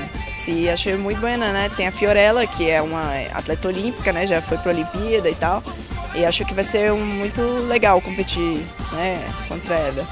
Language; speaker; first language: Spanish; non-native, learner; Portuguese